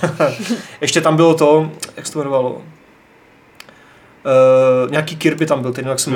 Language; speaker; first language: Czech; native; Czech